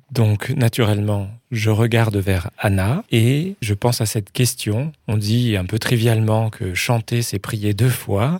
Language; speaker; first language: French; native; French